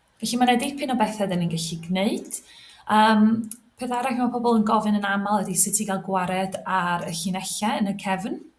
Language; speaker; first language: Welsh; native; Welsh